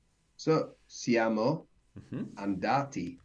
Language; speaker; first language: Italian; non-native, learner; English